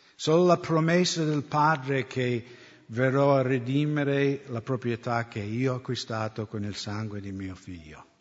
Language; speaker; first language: Italian; non-native, fluent; English